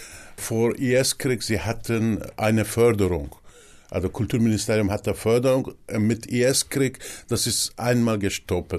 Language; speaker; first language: German; non-native, learner; Kurdish